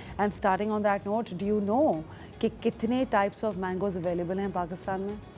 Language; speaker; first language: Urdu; native; Urdu